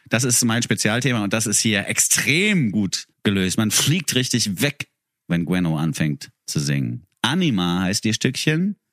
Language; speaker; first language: German; native; German